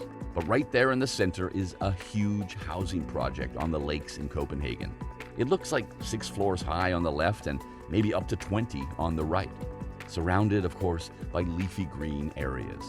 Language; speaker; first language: English; native; English